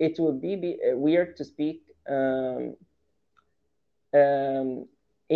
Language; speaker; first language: English; non-native, fluent; Arabic